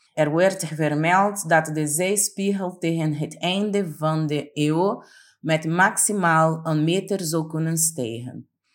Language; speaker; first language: Dutch; non-native, fluent; Portuguese